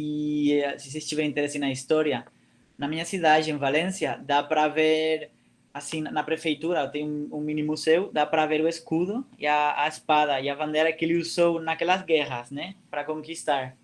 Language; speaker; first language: Portuguese; non-native, fluent; Catalan